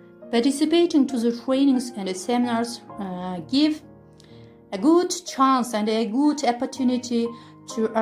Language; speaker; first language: English; non-native, fluent; Kyrgyz